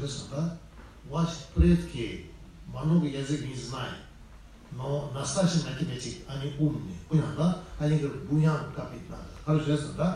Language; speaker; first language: Russian; non-native, fluent; Tibetan